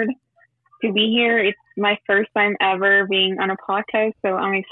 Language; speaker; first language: English; non-native, fluent; Spanish